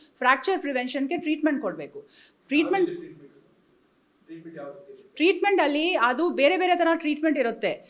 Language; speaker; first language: Kannada; non-native, learner; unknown